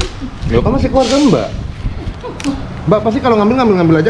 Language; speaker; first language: Indonesian; native; Indonesian